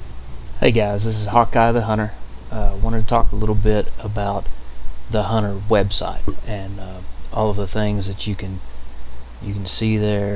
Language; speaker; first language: English; native; English